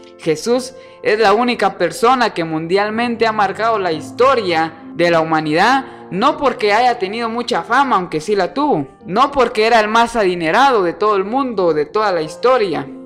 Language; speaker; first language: Spanish; native; Spanish